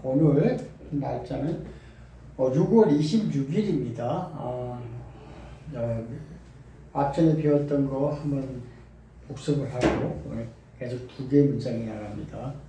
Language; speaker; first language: Korean; native; Korean